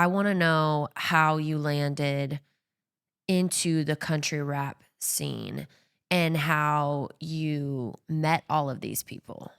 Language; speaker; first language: English; native; English